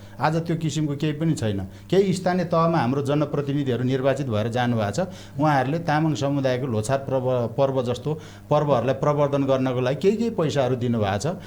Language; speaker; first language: Nepali; non-native, local second language; Eastern Tamang